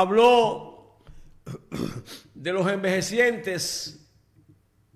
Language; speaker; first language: Spanish; native; Spanish